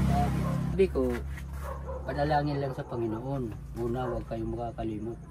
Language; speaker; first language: Filipino; native; Filipino